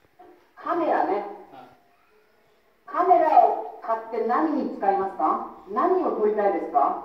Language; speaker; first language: Japanese; non-native, fluent; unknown